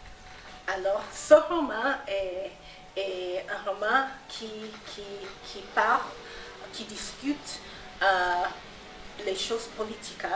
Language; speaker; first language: French; non-native, fluent; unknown